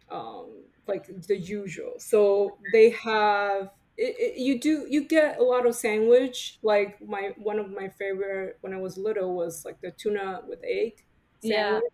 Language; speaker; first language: English; non-native, fluent; Chinese